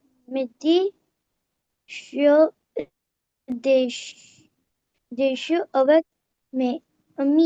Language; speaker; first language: French; non-native, learner; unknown